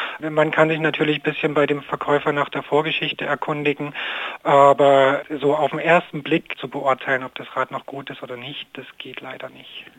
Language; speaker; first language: German; native; German